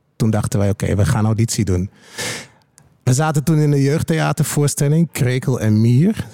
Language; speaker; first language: Dutch; native; Dutch